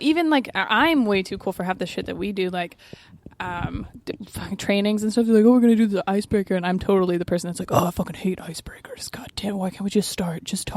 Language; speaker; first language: English; native; English